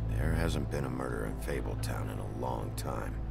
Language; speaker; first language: English; native; English